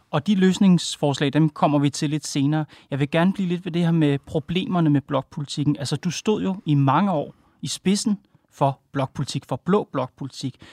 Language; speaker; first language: Danish; native; Danish